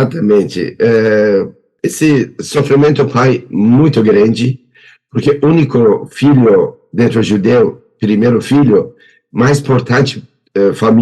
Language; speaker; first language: Portuguese; non-native, learner; Persian